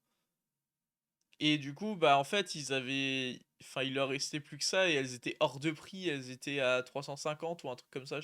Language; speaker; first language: French; native; French